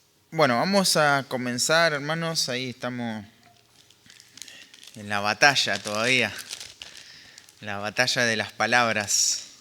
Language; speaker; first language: Spanish; native; Spanish